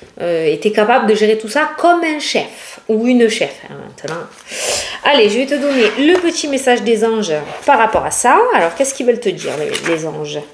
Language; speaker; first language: French; native; French